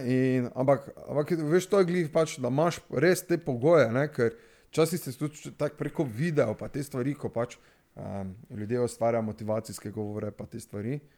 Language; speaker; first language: Slovenian; non-native, local second language; Serbian